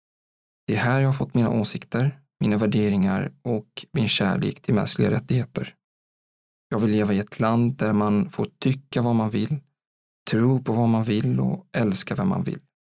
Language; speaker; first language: Swedish; non-native, fluent; Arabic